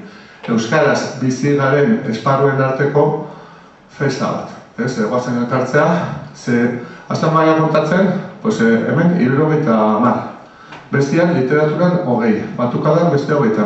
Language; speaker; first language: Basque; native; Basque